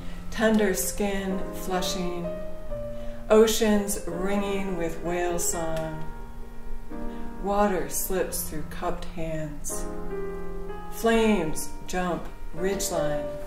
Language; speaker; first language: English; native; English